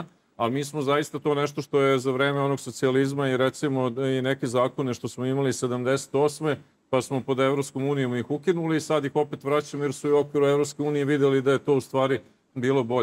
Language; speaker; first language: Serbian; native; Serbian